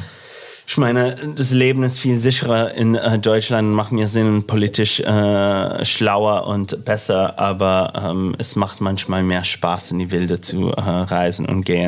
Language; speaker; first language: German; non-native, fluent; English